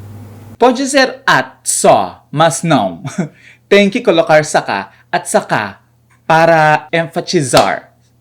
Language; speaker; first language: Portuguese; non-native, fluent; Filipino